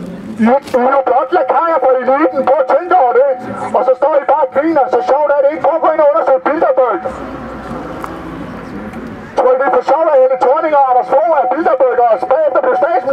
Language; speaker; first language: Danish; native; Danish